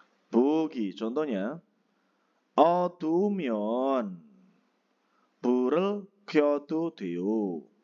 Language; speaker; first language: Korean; non-native, fluent; Indonesian